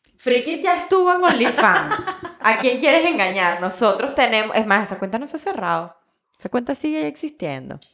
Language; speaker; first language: Spanish; native; Spanish